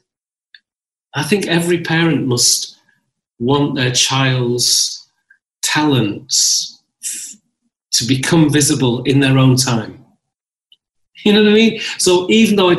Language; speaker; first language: English; native; English